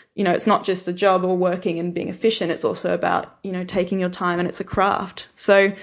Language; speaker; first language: English; native; English